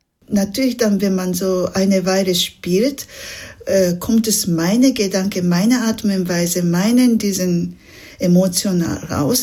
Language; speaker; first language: German; non-native, fluent; Japanese